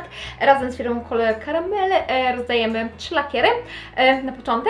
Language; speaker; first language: Polish; native; Polish